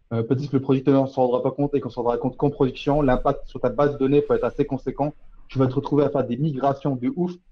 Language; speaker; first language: French; native; French